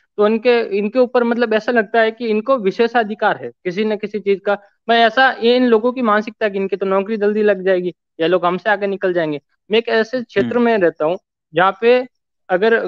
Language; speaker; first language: Hindi; native; Hindi